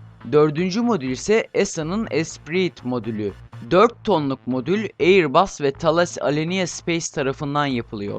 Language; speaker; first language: Turkish; native; Turkish